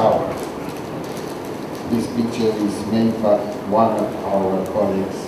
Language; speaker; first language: English; non-native, learner; Romanian